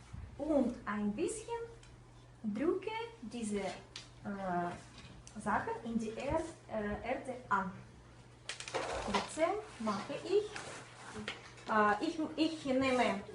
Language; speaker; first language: German; non-native, fluent; Russian